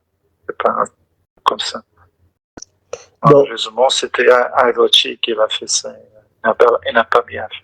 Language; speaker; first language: French; non-native, local second language; Dutch